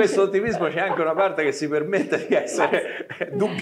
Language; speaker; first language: Italian; native; Italian